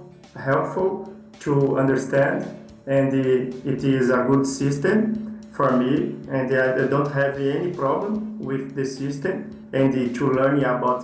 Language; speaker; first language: English; non-native, learner; Portuguese